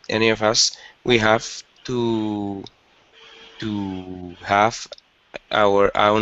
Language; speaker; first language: English; non-native, learner; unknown